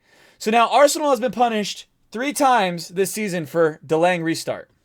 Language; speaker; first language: English; native; English